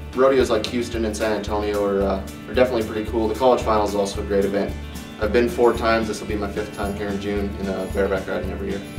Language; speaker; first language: English; native; English